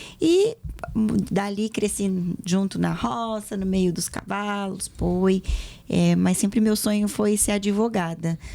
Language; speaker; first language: Portuguese; native; Portuguese